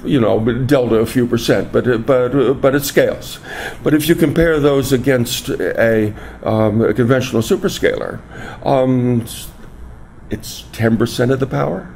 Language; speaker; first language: English; native; English